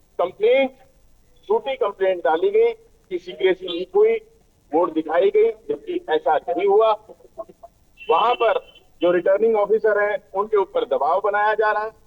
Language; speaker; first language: Hindi; non-native, local second language; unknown